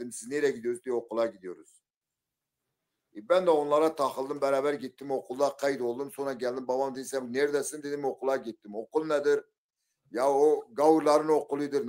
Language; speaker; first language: Turkish; non-native, local second language; Zaza